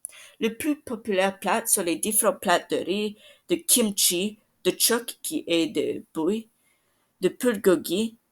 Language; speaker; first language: French; non-native, learner; English